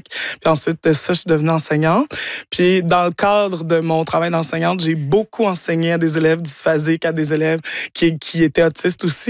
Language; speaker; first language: French; native; French